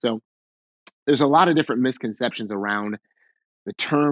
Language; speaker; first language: English; native; English